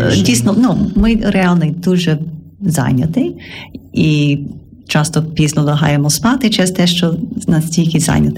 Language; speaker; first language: Ukrainian; non-native, learner; English